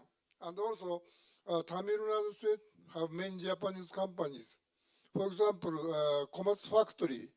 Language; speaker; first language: English; non-native, learner; Japanese